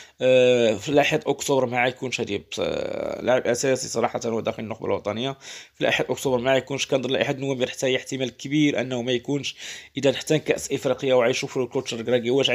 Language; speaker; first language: Arabic; native; Arabic